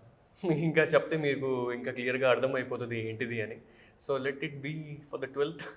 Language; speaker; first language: Telugu; non-native, fluent; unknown